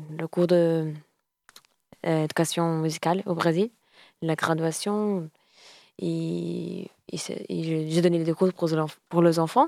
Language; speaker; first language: French; non-native, learner; Portuguese